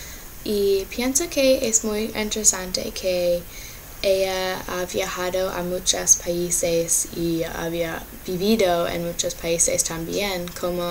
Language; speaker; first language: Spanish; non-native, learner; English